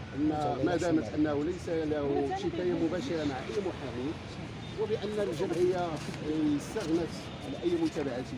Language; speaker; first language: Arabic; native; Arabic